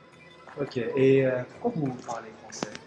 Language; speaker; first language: French; non-native, local second language; Turkish